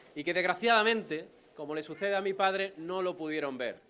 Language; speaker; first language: Spanish; native; Spanish